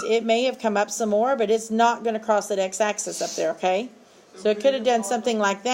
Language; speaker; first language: English; native; English